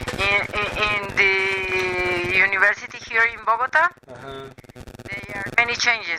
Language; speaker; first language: English; non-native, learner; Spanish